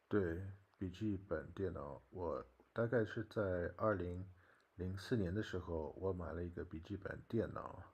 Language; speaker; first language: Chinese; non-native, fluent; English